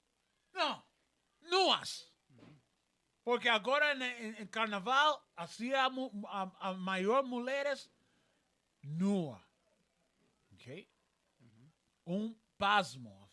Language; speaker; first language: Portuguese; non-native, learner; Spanish